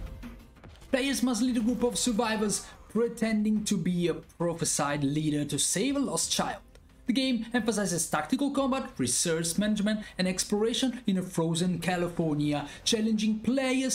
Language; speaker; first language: English; non-native, fluent; Italian